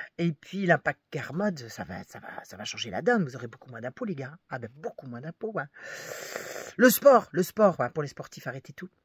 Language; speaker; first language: French; native; French